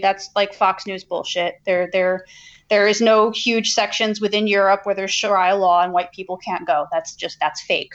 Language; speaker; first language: English; native; English